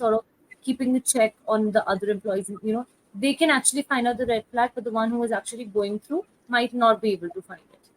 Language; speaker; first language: English; non-native, local second language; Hindi